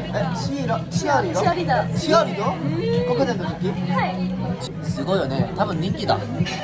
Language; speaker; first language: Japanese; non-native, learner; Korean